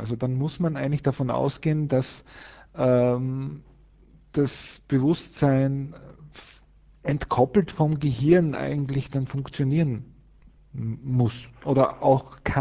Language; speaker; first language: German; native; German